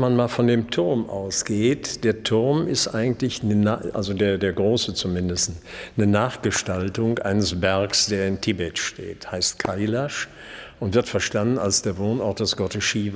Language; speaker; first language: German; native; German